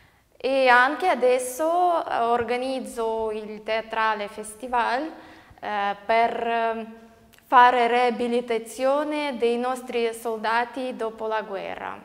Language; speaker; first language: Italian; non-native, fluent; Ukrainian